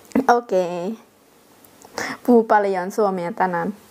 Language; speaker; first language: Finnish; non-native, learner; Thai